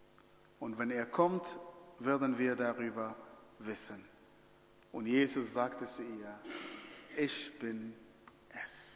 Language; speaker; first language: German; non-native, fluent; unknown